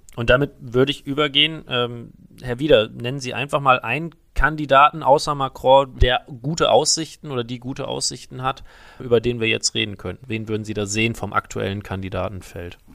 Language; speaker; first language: German; native; German